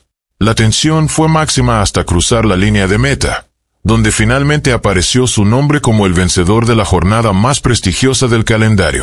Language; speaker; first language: Spanish; native; Spanish